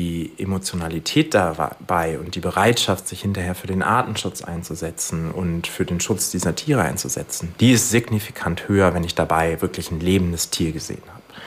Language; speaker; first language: German; native; German